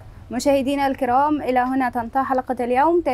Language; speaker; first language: Arabic; native; Arabic